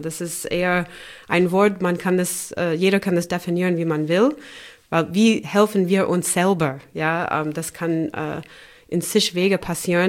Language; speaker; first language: German; non-native, fluent; English